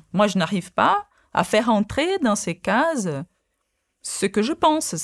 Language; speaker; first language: French; non-native, fluent; Portuguese